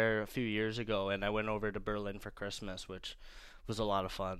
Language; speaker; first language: English; native; English